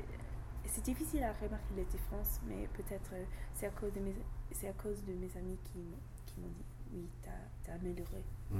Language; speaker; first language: French; non-native, learner; English